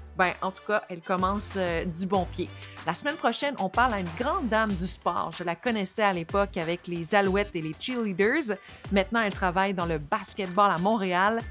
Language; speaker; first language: French; native; French